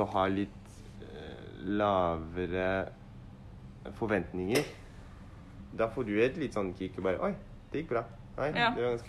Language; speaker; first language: Norwegian; non-native, learner; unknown